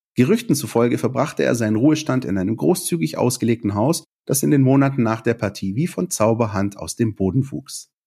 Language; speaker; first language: German; native; German